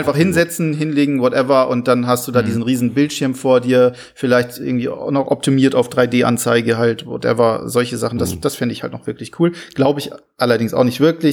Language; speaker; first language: German; native; German